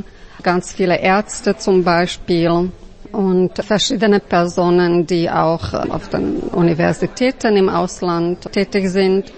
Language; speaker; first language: German; non-native, fluent; Slovak